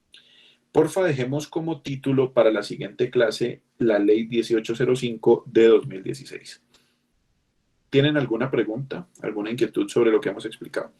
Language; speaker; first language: Spanish; native; Spanish